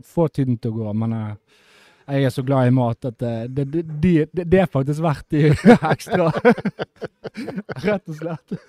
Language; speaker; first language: Norwegian; native; Norwegian